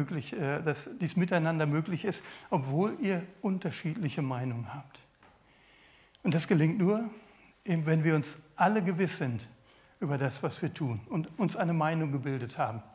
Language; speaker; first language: German; native; German